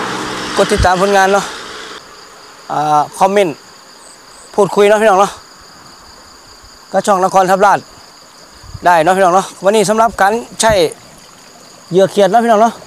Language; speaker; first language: Thai; non-native, local second language; Northeastern Thai